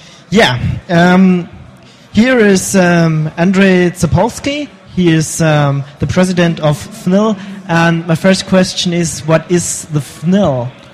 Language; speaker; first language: English; non-native, fluent; German